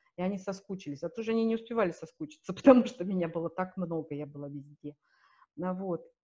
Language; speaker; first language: Russian; native; Russian